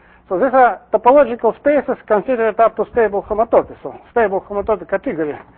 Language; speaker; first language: English; non-native, fluent; Russian